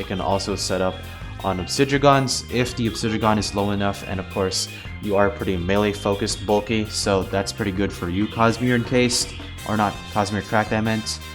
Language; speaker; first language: English; native; English